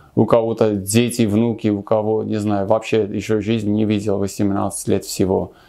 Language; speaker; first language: Russian; non-native, local second language; Armenian